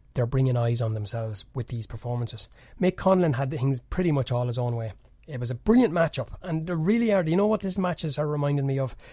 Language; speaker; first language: English; native; English